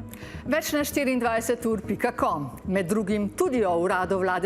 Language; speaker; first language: Slovenian; native; Slovenian